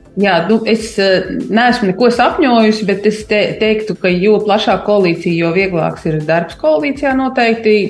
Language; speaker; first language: Latvian; native; Latvian